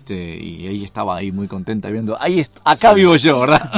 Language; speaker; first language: Spanish; native; Spanish